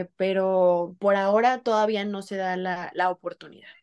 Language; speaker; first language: Spanish; native; Spanish